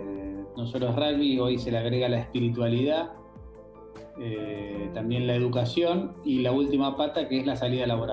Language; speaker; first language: Spanish; native; Spanish